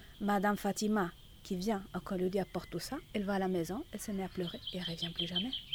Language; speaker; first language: French; non-native, fluent; Italian